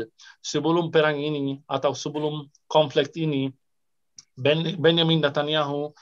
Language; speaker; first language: Indonesian; non-native, fluent; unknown